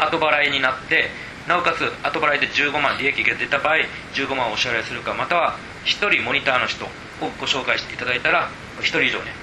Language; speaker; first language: Japanese; native; Japanese